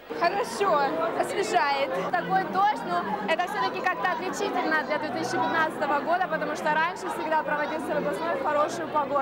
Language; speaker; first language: Russian; native; Russian